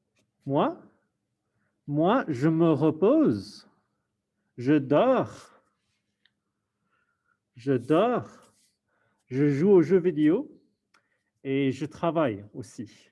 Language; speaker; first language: French; non-native, fluent; English